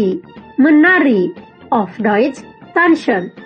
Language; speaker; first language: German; non-native, fluent; Indonesian